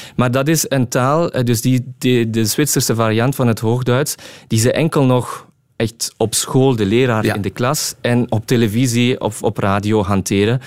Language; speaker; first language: Dutch; non-native, local second language; German